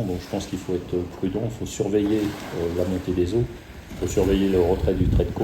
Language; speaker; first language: French; native; French